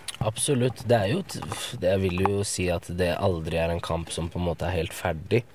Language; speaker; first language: Norwegian; early bilingual, other home language; Arabic